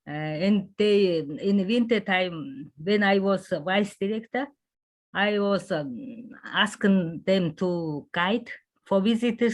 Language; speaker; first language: English; non-native, learner; Mongolian